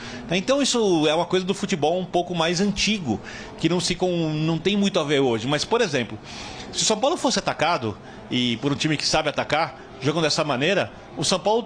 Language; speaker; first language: Portuguese; native; Portuguese